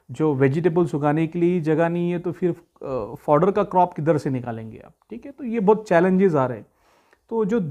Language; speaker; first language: Hindi; native; Hindi